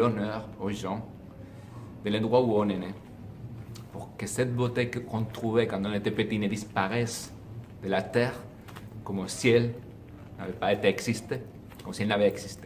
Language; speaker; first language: French; non-native, fluent; Spanish